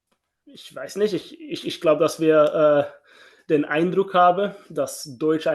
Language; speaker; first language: German; non-native, fluent; Norwegian